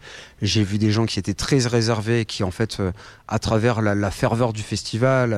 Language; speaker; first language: French; native; French